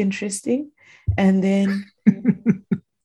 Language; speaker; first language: English; non-native, local second language; Shona